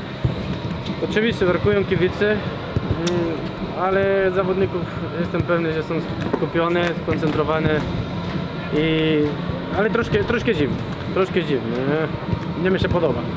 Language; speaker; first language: Polish; non-native, learner; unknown